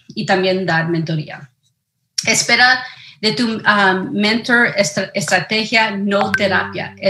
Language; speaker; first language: Spanish; early bilingual, heritage; Spanish